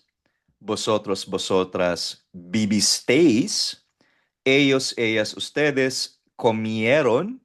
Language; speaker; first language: Spanish; non-native, fluent; Filipino